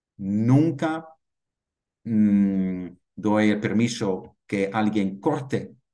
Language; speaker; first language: Spanish; non-native, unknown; Dutch